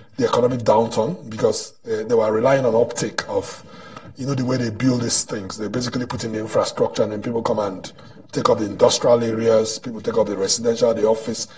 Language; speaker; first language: English; non-native, local second language; Igbo